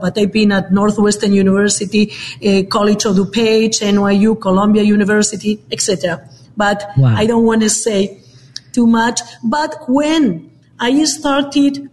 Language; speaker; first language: English; non-native, fluent; Spanish